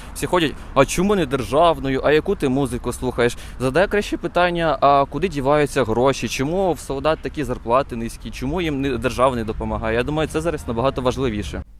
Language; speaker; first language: Ukrainian; non-native, local second language; Russian